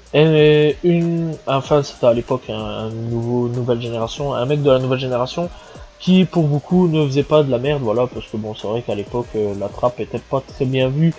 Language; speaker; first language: French; native; French